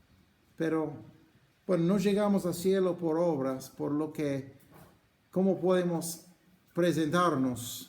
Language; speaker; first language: Spanish; non-native, fluent; English